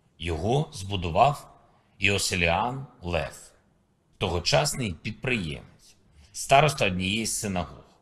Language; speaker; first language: Ukrainian; native; Ukrainian